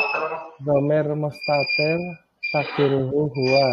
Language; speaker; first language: Arabic; non-native, learner; Indonesian